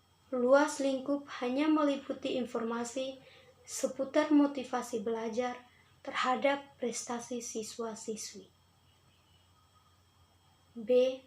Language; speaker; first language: Indonesian; non-native, local second language; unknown